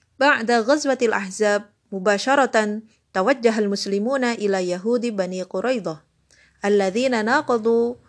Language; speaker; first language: Arabic; non-native, learner; Indonesian